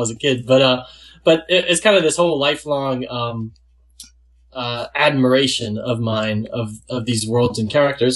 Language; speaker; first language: English; native; English